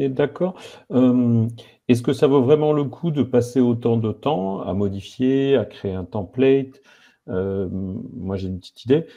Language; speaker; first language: French; native; French